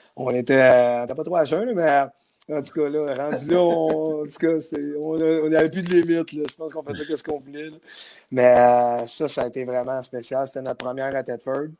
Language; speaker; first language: French; native; French